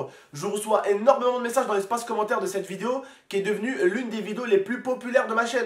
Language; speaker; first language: French; native; French